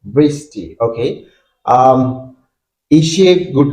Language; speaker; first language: English; non-native, fluent; Bangla